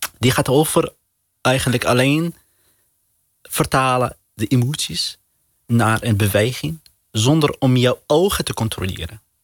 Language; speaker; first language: Dutch; non-native, learner; Arabic